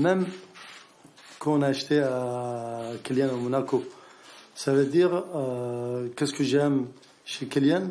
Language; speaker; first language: French; non-native, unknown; Arabic